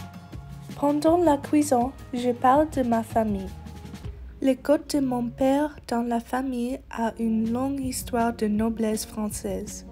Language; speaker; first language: French; non-native, learner; English